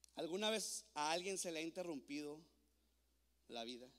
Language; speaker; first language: Spanish; native; Spanish